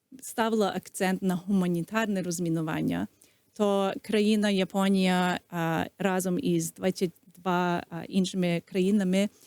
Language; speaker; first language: Ukrainian; early bilingual, heritage; Ukrainian